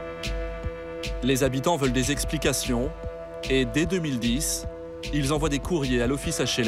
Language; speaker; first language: French; native; French